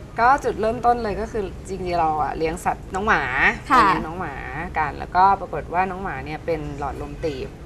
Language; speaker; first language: Thai; native; Thai